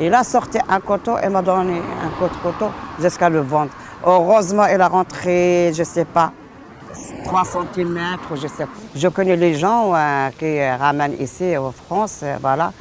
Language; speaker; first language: French; non-native, learner; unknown